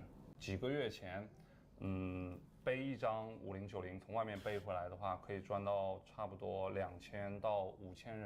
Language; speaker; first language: Chinese; native; Chinese